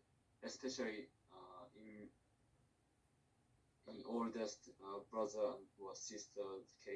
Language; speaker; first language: English; non-native, learner; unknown